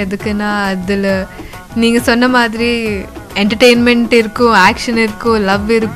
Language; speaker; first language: Tamil; non-native, learner; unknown